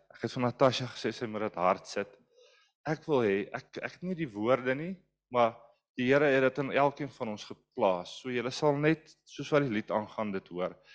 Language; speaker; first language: Afrikaans; non-native, local second language; English